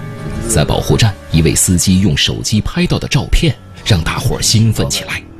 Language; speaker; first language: Chinese; native; Chinese